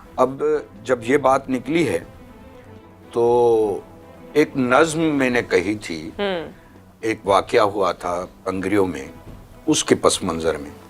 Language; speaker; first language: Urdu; non-native, local second language; Sindhi